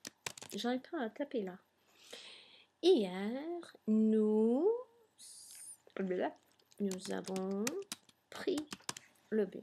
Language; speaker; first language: French; non-native, fluent; English